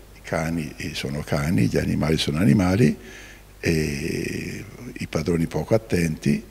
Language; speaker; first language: Italian; native; Italian